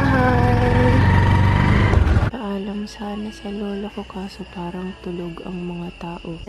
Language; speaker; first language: Filipino; early bilingual, heritage; Filipino